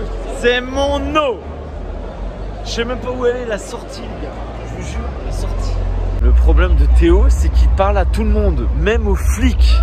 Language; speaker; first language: French; native; French